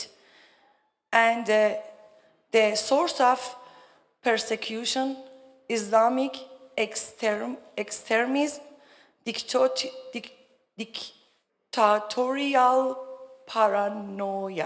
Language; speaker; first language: English; non-native, learner; Persian